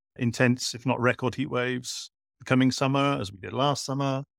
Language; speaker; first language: English; native; English